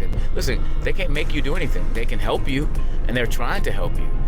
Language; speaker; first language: English; native; English